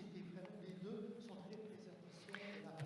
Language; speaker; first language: French; non-native, fluent; Portuguese